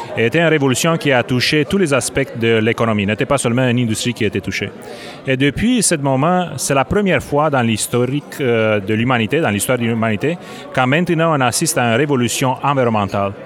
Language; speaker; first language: French; non-native, fluent; Romanian